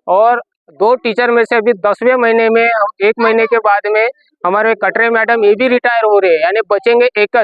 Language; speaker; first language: Hindi; non-native, local second language; Marathi